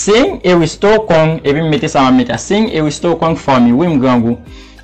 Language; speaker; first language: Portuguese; non-native, fluent; Haitian Creole